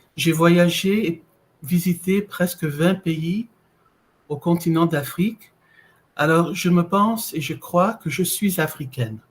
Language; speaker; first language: French; non-native, fluent; English